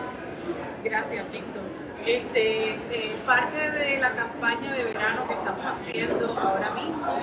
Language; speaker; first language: Spanish; native; Spanish